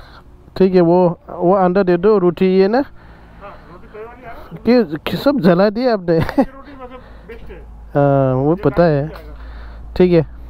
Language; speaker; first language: Hindi; non-native, learner; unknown